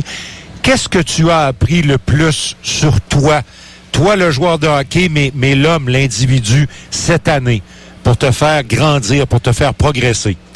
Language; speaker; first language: French; native; French